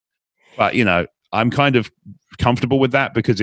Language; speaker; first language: English; native; English